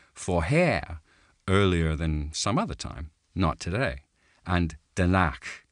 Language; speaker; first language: English; native; English